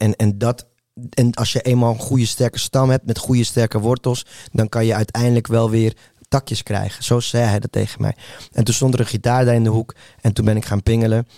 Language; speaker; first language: Dutch; early bilingual, other home language; Spanish